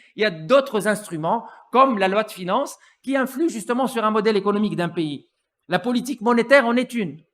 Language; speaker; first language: French; non-native, local second language; Arabic